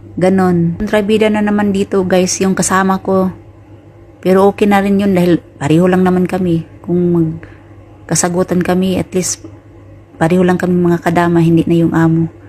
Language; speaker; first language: Filipino; non-native, local second language; Cebuano